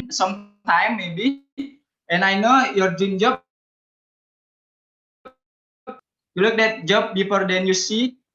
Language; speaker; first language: English; non-native, learner; Indonesian